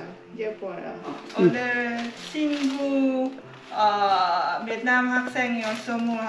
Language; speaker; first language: Korean; non-native, learner; Lao